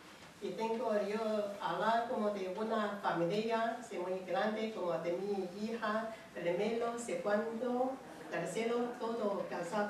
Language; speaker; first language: Spanish; non-native, learner; Chinese